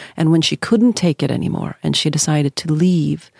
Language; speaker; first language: English; early bilingual, other home language; Norwegian